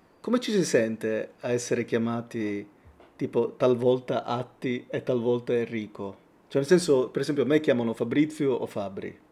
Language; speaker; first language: Italian; native; Italian